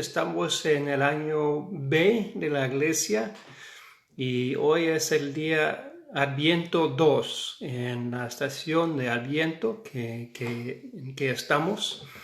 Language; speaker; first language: Spanish; non-native, fluent; English